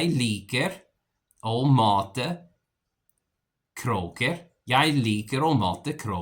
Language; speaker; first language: Norwegian; non-native, learner; English